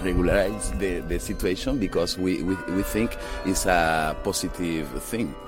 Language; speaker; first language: English; non-native, learner; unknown